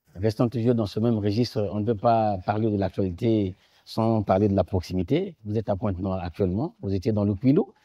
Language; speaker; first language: French; native; French